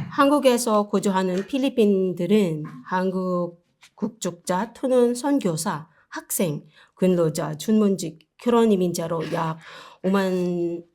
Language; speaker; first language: Korean; non-native, learner; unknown